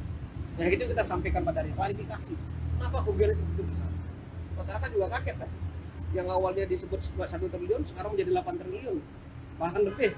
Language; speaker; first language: Indonesian; native; Indonesian